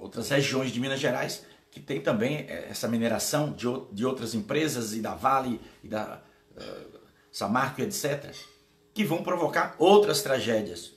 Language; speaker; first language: Portuguese; native; Portuguese